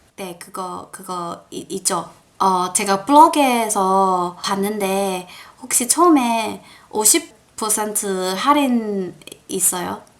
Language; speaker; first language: Korean; non-native, learner; English